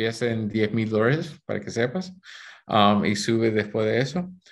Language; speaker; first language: Spanish; early bilingual, heritage; Spanish